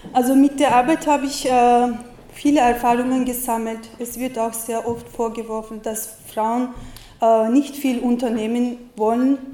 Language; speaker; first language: German; non-native, learner; Turkish